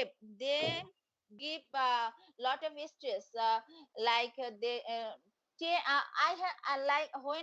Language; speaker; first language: English; non-native, learner; Bangla